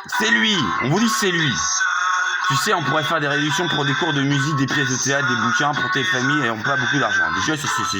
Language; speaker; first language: French; native; French